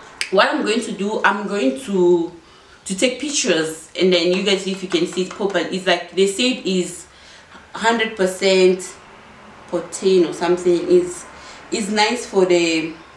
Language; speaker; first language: English; non-native, fluent; Lingala